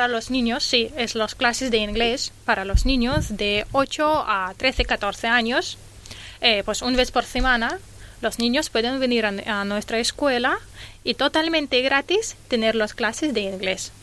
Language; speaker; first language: Spanish; non-native, learner; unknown